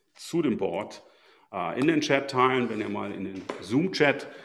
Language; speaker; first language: German; native; German